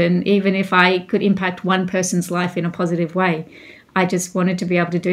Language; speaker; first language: English; native; English